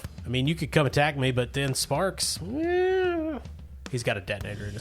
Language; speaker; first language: English; native; English